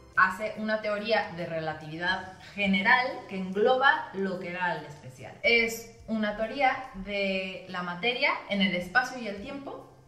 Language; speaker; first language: Spanish; early bilingual, other home language; English